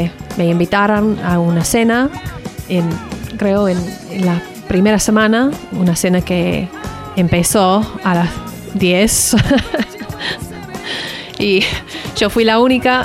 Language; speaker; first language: Spanish; non-native, learner; English